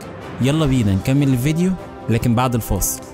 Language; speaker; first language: Arabic; native; Arabic